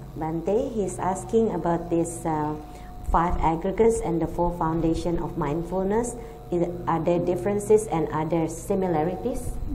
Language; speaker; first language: English; non-native, fluent; Indonesian